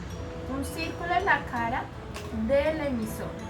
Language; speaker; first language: Spanish; native; Spanish